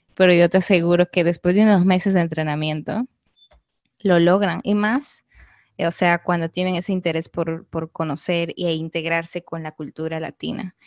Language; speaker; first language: Spanish; native; Spanish